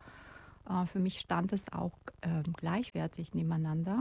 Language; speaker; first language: German; non-native, fluent; Russian